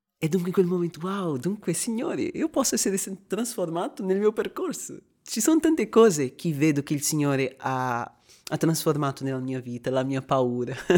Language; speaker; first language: Italian; non-native, fluent; Portuguese